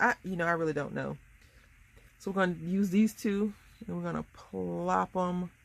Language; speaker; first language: English; native; English